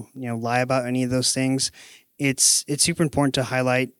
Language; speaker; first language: English; native; English